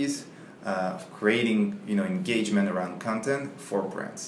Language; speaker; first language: English; non-native, fluent; French